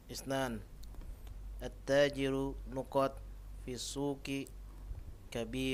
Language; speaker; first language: Arabic; non-native, learner; Indonesian